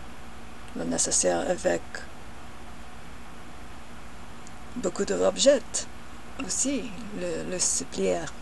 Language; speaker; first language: French; non-native, learner; English